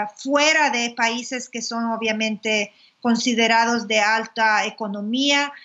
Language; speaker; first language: Spanish; native; Spanish